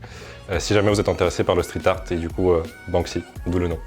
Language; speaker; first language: French; non-native, fluent; Ukrainian